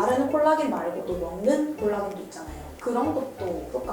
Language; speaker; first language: Korean; native; Korean